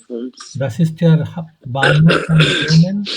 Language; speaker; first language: German; non-native, fluent; Bangla